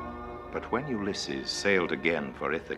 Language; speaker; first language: English; native; English